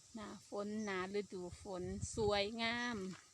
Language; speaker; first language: Thai; native; Thai